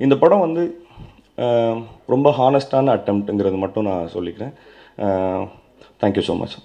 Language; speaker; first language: Tamil; native; Tamil